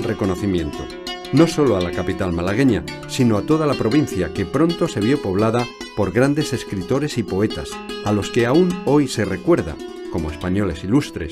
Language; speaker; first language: Spanish; native; Spanish